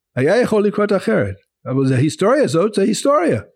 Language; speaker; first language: Hebrew; non-native, fluent; English